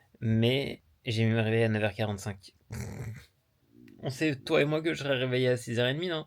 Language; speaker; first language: French; native; French